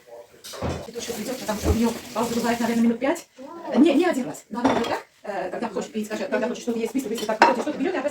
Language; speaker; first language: Russian; non-native, fluent; Armenian